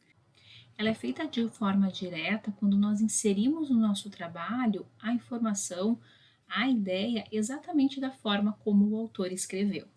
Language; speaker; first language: Portuguese; native; Portuguese